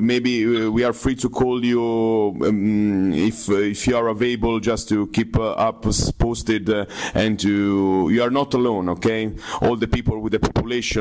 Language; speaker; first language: English; non-native, fluent; Italian